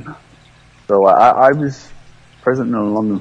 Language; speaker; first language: English; early bilingual, other home language; Somali